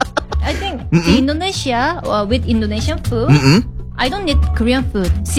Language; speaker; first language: English; non-native, learner; Korean